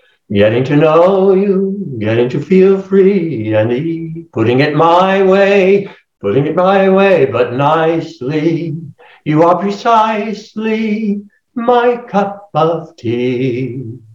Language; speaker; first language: English; native; English